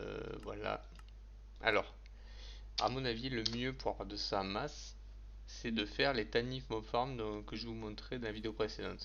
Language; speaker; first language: French; native; French